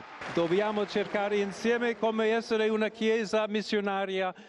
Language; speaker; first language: Italian; non-native, fluent; English